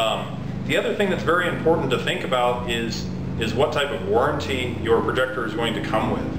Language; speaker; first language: English; native; English